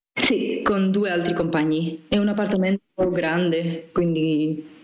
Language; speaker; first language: Italian; non-native, learner; Spanish